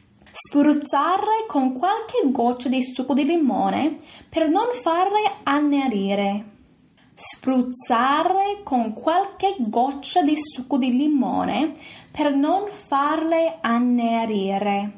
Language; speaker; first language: Italian; non-native, fluent; English